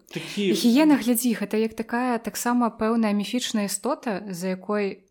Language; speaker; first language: Belarusian; native; Belarusian